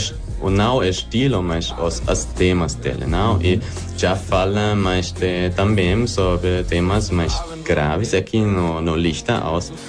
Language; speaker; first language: Portuguese; non-native, learner; German